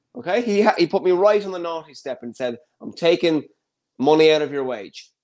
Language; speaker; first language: English; native; English